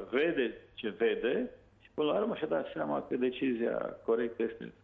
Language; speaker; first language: Romanian; native; Romanian